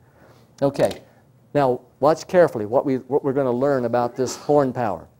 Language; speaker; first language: English; native; English